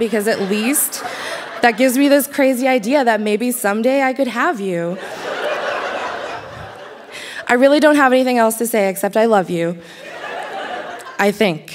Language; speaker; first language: English; native; English